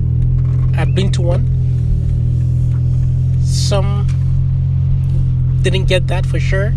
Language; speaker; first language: English; non-native, local second language; Hausa